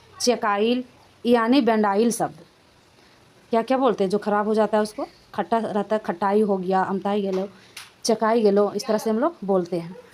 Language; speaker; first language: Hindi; native; Hindi